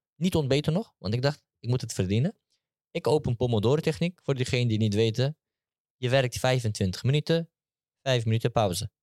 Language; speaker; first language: Dutch; early bilingual, other home language; Turkish